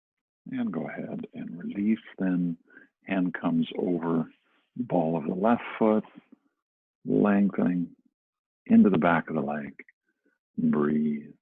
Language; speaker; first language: English; native; English